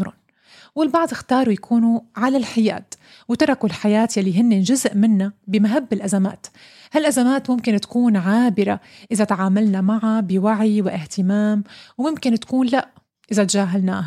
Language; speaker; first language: Arabic; native; Arabic